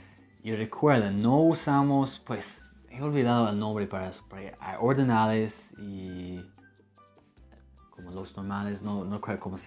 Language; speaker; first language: Spanish; non-native, fluent; English